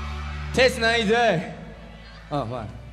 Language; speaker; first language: Japanese; native; Japanese